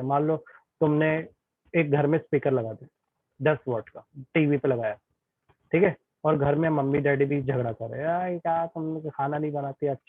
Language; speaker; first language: Hindi; native; Hindi